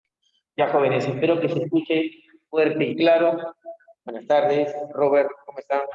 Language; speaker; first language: Spanish; native; Spanish